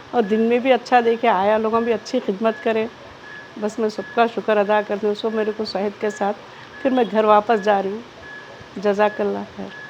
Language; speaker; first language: Hindi; non-native, local second language; Urdu